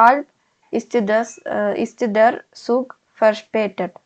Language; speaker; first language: German; non-native, learner; Malayalam